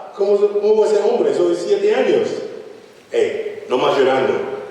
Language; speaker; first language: Spanish; early bilingual, other home language; English